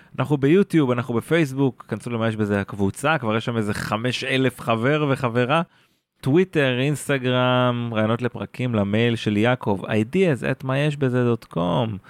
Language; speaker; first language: Hebrew; native; Hebrew